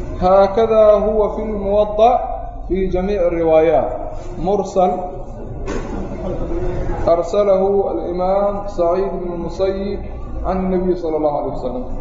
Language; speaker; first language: Arabic; non-native, local second language; Somali